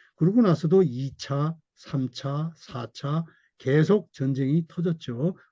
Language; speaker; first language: Korean; native; Korean